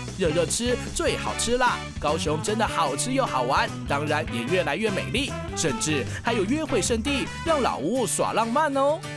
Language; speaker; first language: Chinese; native; Chinese